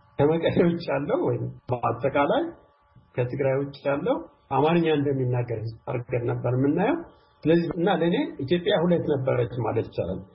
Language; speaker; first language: Amharic; non-native, local second language; Tigrinya